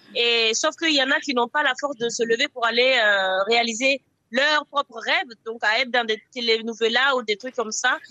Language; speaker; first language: French; non-native, local second language; Mossi